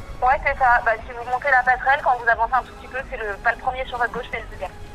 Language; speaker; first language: French; native; French